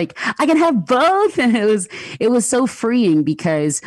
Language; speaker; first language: English; native; English